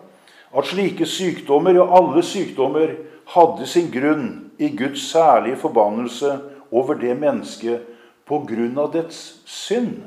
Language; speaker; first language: Norwegian; native; Norwegian